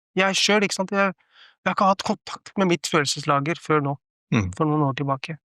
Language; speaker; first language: Norwegian; early bilingual, other home language; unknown